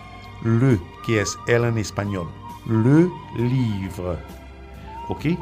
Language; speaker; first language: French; non-native, fluent; Spanish